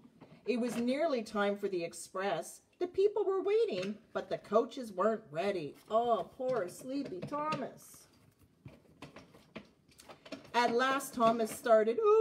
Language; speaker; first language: English; native; English